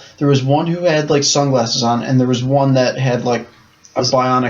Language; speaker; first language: English; native; English